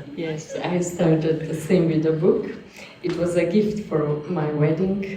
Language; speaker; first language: English; non-native, fluent; Slovenian